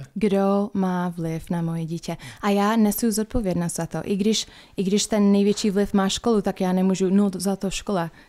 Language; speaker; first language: Czech; non-native, fluent; English